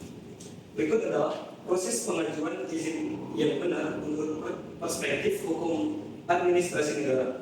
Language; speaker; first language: Indonesian; native; Indonesian